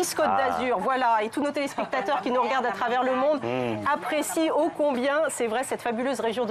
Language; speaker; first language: French; native; French